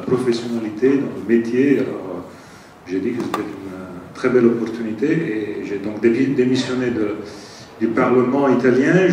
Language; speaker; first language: French; non-native, fluent; Italian